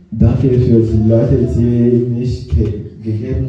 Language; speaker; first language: German; non-native, learner; French